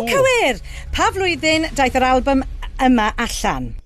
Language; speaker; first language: Welsh; native; Welsh